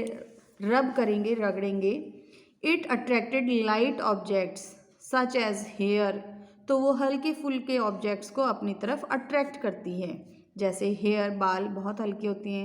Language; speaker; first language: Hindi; native; Hindi